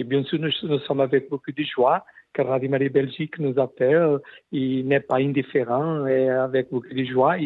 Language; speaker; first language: French; non-native, learner; Portuguese